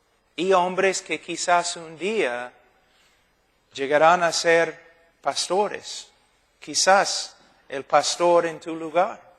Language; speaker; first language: Spanish; non-native, fluent; English